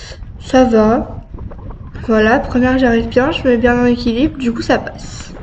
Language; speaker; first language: French; native; French